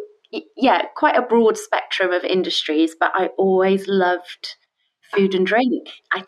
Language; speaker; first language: English; native; English